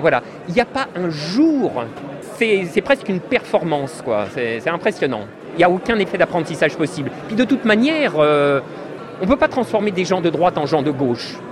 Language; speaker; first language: French; native; French